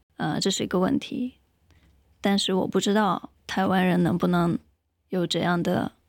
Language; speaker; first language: Chinese; non-native, fluent; Russian